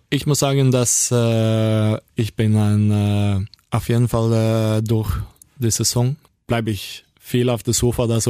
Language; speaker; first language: German; non-native, learner; Norwegian